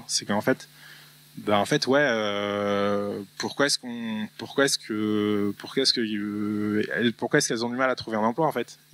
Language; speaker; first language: French; native; French